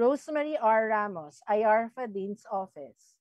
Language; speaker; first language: English; non-native, local second language; Filipino